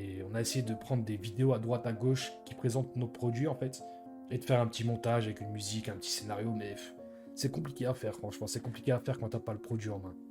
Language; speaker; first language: French; native; French